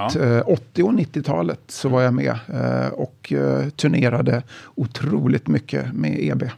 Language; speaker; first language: Swedish; early bilingual, other home language; Italian